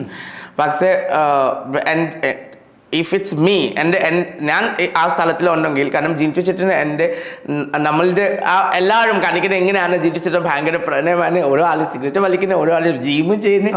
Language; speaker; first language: Malayalam; non-native, local second language; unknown